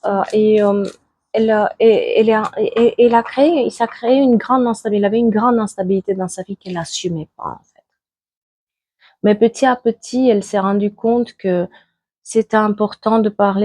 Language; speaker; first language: French; native; French